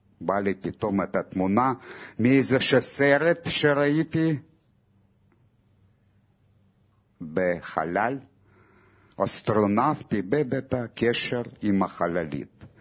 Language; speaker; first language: Hebrew; non-native, fluent; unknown